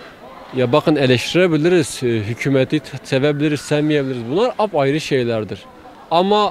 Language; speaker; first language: Turkish; native; Turkish